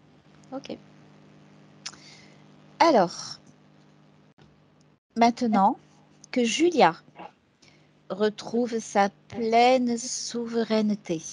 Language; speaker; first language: French; native; French